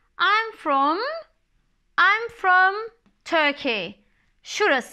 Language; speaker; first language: English; non-native, fluent; Turkish